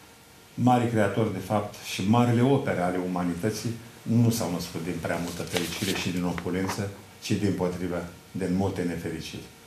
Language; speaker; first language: Romanian; native; Romanian